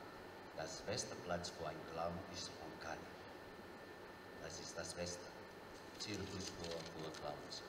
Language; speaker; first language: German; non-native, fluent; Spanish